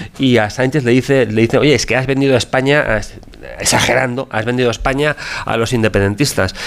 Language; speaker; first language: Spanish; non-native, local second language; Catalan